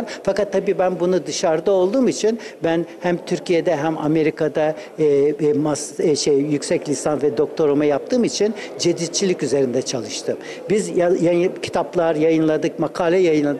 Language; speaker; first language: Turkish; early bilingual, other home language; Uzbek